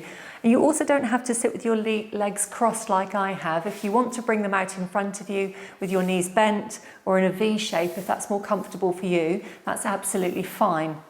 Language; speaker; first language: English; native; English